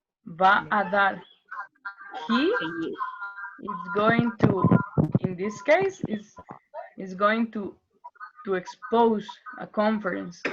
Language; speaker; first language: English; non-native, learner; Spanish